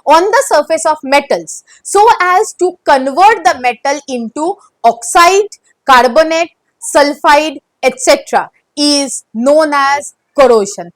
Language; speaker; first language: English; non-native, local second language; Bangla